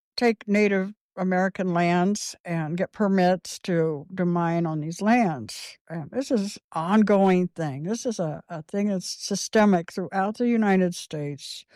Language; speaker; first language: English; native; English